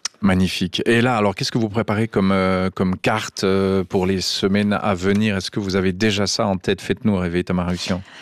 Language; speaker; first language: French; native; French